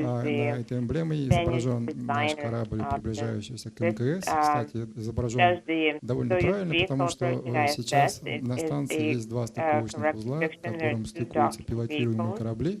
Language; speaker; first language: Russian; native; Russian